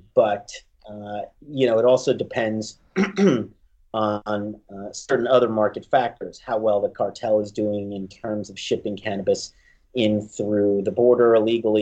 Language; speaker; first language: English; native; English